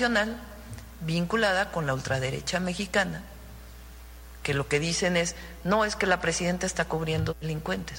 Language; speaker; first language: Spanish; native; Spanish